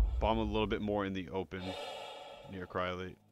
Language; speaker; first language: English; native; English